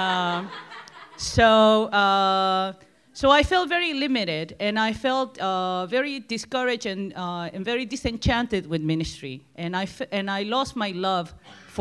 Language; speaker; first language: English; non-native, fluent; Spanish